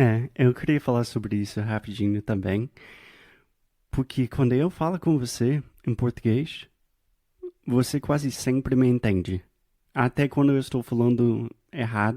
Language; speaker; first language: Portuguese; non-native, fluent; English